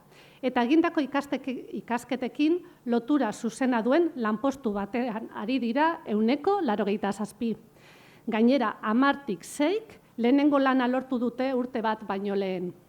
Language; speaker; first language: Basque; native; Basque